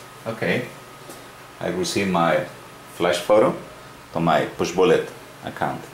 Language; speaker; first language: English; non-native, learner; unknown